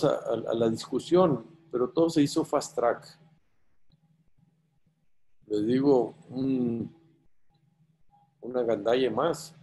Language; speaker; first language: Spanish; native; Spanish